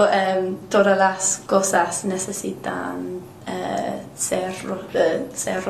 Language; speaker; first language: Spanish; non-native, learner; English